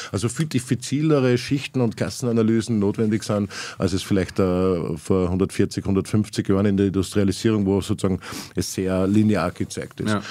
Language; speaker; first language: German; native; German